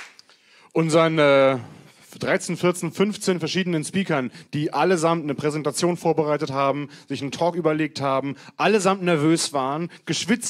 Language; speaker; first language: German; native; German